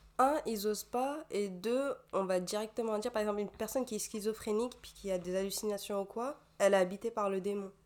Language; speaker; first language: French; non-native, local second language; Arabic